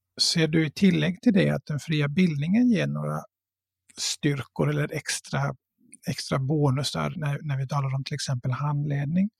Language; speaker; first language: Swedish; native; Swedish